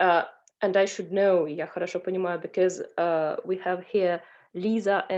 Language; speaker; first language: Russian; native; Russian